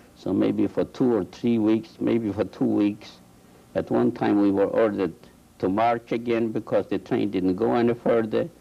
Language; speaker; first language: English; non-native, fluent; Polish